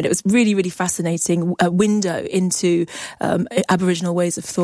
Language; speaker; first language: English; native; English